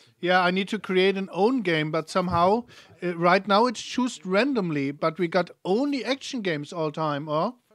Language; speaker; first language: English; non-native, fluent; German